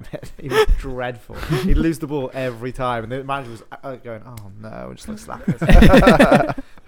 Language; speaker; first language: English; native; English